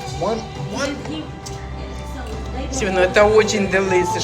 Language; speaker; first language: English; non-native, learner; Ukrainian